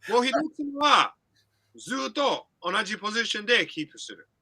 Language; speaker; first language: Japanese; non-native, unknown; English